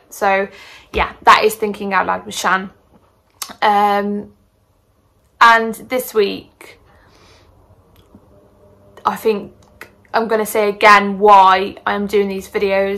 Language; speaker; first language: English; native; English